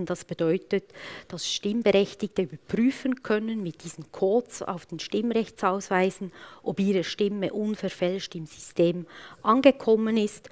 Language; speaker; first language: German; native; German